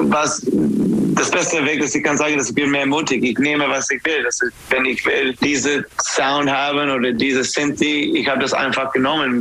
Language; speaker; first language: German; non-native, learner; English